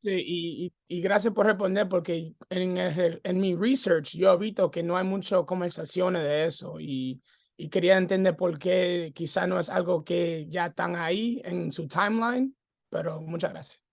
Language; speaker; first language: Spanish; early bilingual, heritage; English